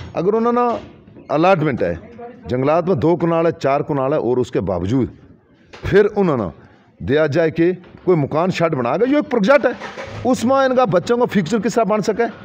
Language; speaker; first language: Hindi; non-native, local second language; Gujari